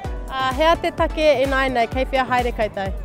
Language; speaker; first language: Māori; non-native, learner; English